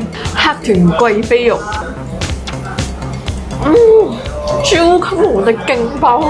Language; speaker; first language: Cantonese; native; Cantonese